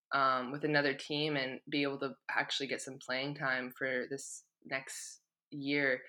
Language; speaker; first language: English; native; English